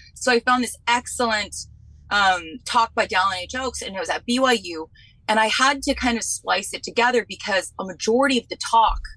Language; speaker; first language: English; native; English